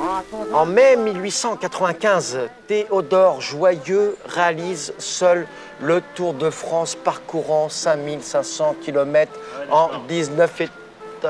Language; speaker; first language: French; native; French